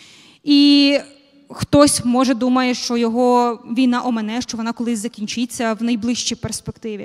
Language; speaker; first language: Ukrainian; native; Ukrainian